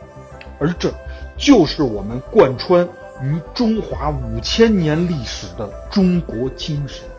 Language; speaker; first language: Chinese; native; Chinese